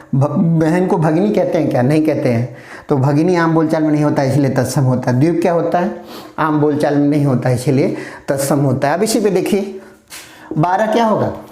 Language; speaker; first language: Hindi; native; Hindi